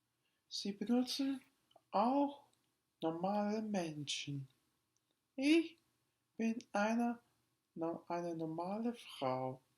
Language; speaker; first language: German; non-native, learner; English